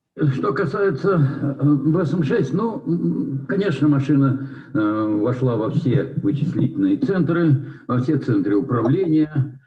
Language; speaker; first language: Russian; native; Russian